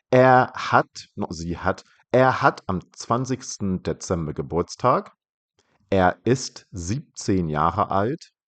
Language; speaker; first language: German; non-native, fluent; English